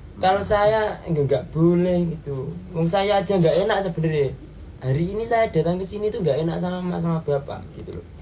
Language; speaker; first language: Indonesian; non-native, local second language; Javanese